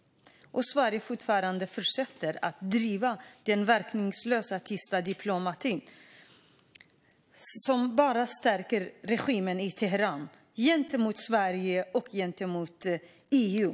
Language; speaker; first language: Swedish; non-native, fluent; Kurdish